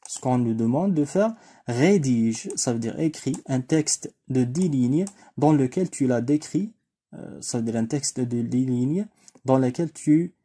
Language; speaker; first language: French; non-native, local second language; Arabic